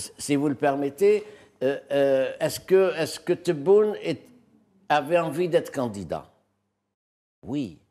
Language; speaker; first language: French; non-native, local second language; Arabic